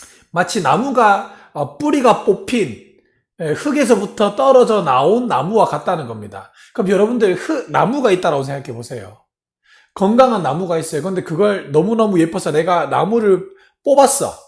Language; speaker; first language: Korean; native; Korean